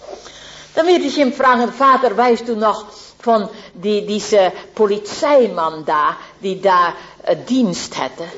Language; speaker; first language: German; non-native, fluent; Dutch